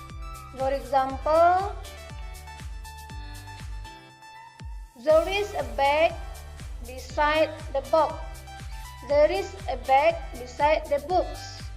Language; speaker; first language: English; non-native, fluent; Indonesian